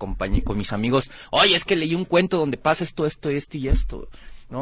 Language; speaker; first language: Spanish; native; Spanish